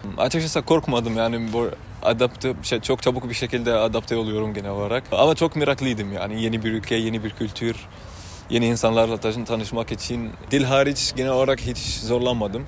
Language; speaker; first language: Turkish; non-native, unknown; Arabic